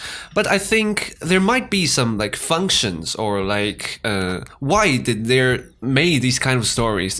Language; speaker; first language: English; non-native, fluent; Chinese